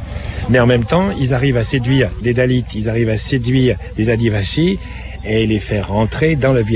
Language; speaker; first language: French; native; French